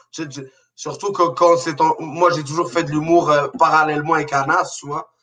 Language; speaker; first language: French; non-native, local second language; Arabic